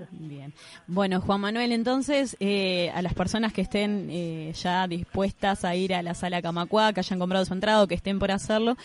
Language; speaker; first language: Spanish; native; Spanish